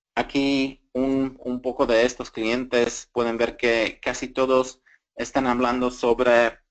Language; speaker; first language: Spanish; non-native, fluent; Slovak